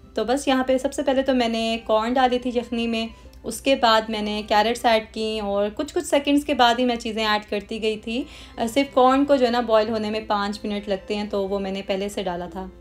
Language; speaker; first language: Urdu; native; Urdu